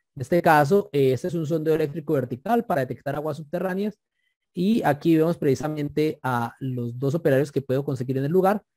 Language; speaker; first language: Spanish; native; Spanish